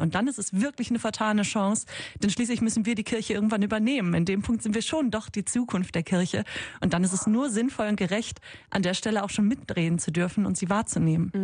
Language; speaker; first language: German; native; German